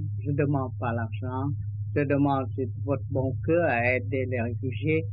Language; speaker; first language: French; non-native, learner; Vietnamese